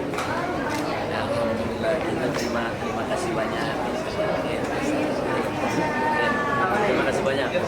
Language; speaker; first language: Indonesian; native; Indonesian